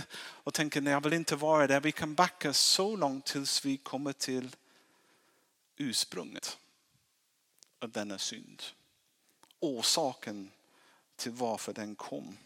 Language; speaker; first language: Swedish; non-native, fluent; English